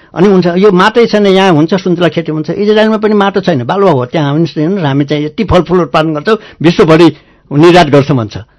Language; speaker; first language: Nepali; non-native, local second language; Newari